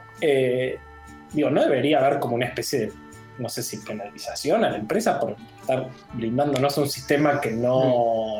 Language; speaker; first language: Spanish; native; Spanish